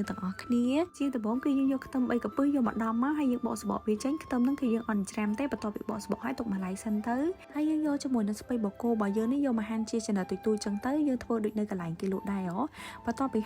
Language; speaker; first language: Khmer; native; Khmer